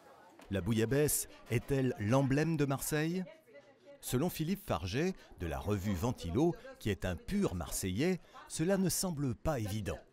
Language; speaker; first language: French; native; French